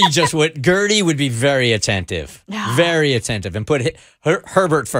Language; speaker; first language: English; native; English